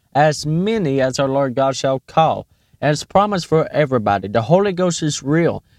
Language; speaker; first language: English; native; English